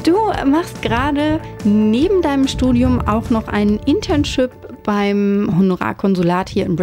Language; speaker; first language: German; native; German